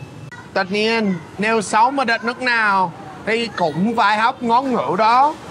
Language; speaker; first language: Vietnamese; non-native, fluent; English